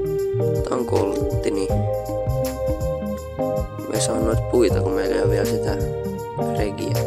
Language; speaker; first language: Finnish; native; Finnish